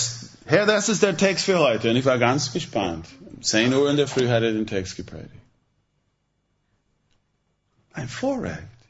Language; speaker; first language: German; non-native, fluent; English